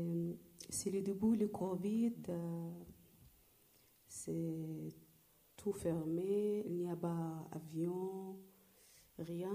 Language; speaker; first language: French; non-native, learner; Arabic